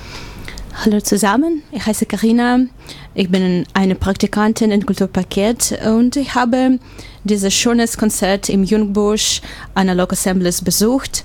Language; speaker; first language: German; non-native, learner; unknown